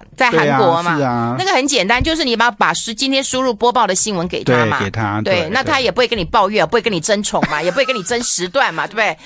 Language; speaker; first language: Chinese; native; Chinese